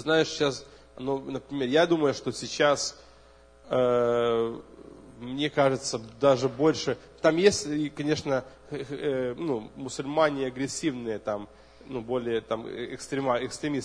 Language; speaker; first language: Russian; native; Russian